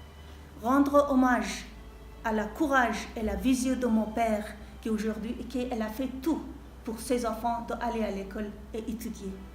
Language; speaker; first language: French; non-native, fluent; Persian